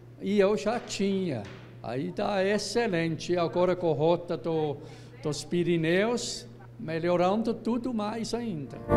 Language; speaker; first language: Portuguese; non-native, fluent; Swiss German